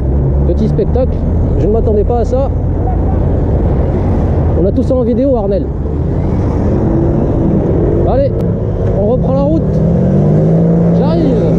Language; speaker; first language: French; native; French